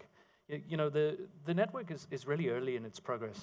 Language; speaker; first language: English; native; English